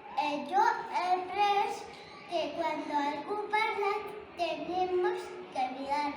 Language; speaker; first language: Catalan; non-native, local second language; Spanish